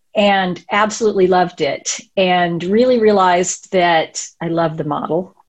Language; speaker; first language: English; native; English